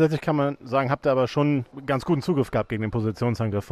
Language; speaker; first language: German; native; German